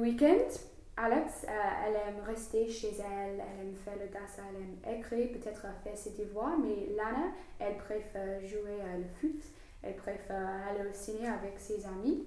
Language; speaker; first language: French; non-native, learner; English